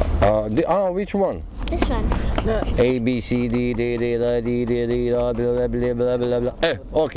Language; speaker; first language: English; non-native, learner; Croatian